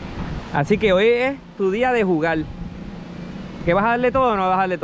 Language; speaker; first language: Spanish; native; Spanish